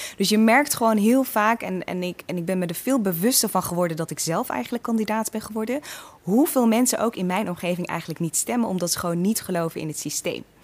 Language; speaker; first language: Dutch; early bilingual, other home language; Tigrinya